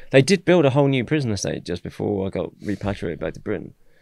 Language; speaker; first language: English; native; English